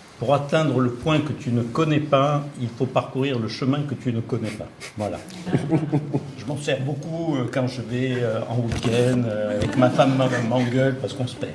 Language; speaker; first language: French; native; French